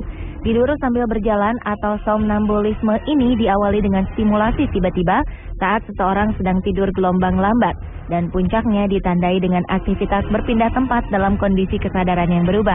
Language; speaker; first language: Indonesian; native; Indonesian